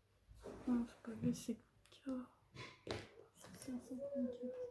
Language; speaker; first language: French; native; French